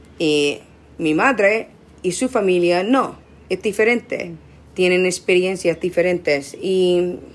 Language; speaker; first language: Spanish; non-native, learner; English